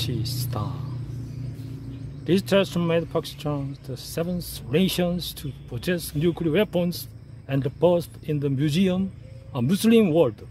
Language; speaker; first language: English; non-native, learner; Korean